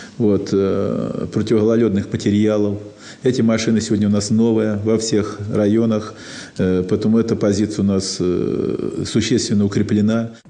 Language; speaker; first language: Russian; native; Russian